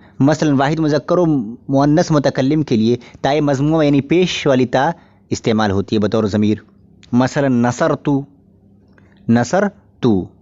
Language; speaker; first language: Urdu; native; Urdu